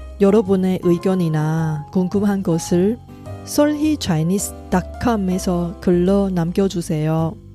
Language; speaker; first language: Korean; non-native, fluent; Chinese